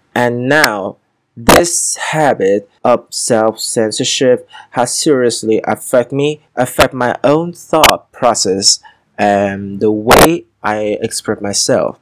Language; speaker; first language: English; non-native, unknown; Vietnamese